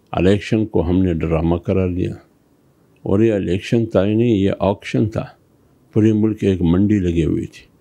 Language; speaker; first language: Urdu; non-native, local second language; Pashto